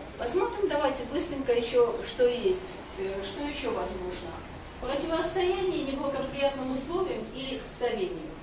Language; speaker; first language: Russian; non-native, local second language; Georgian